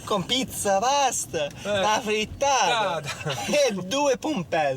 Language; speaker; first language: Italian; early bilingual, heritage; Italian